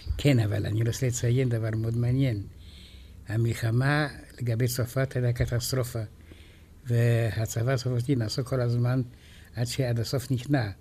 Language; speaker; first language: Hebrew; non-native, fluent; Romanian